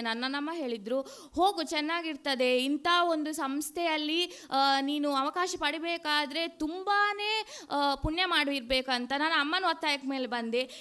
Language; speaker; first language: Kannada; non-native, local second language; Tulu